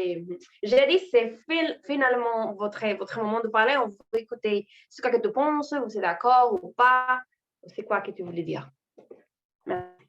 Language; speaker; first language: French; non-native, learner; Spanish